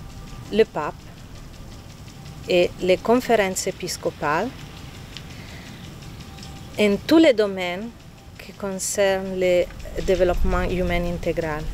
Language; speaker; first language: French; non-native, fluent; Italian